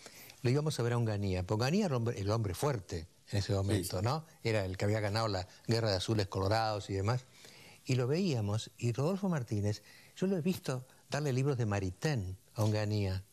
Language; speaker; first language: Spanish; native; Spanish